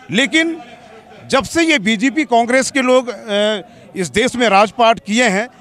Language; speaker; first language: Hindi; native; Hindi